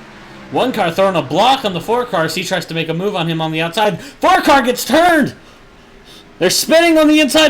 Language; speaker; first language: English; native; English